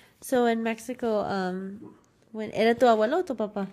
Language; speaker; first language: Spanish; non-native, learner; English